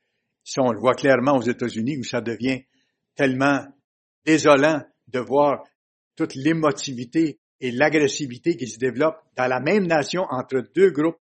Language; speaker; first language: French; native; French